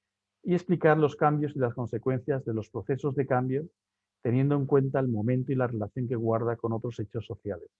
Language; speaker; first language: Spanish; native; Spanish